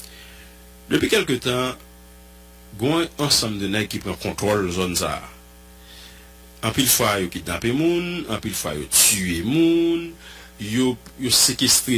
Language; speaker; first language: French; non-native, local second language; Haitian Creole